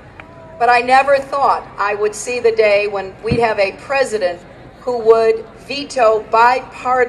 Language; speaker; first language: English; native; English